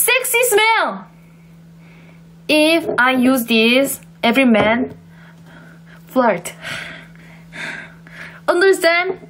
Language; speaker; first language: English; non-native, learner; Korean